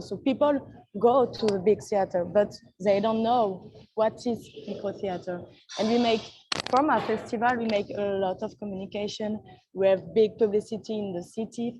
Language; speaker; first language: English; non-native, learner; French